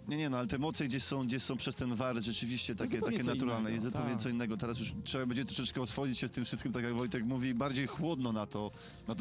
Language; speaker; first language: Polish; native; Polish